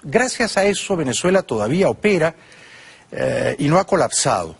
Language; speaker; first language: Spanish; native; Spanish